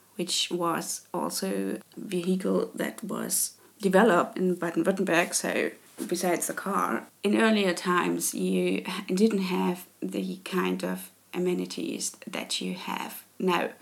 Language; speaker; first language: English; non-native, fluent; German